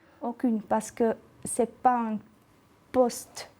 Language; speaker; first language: French; non-native, local second language; German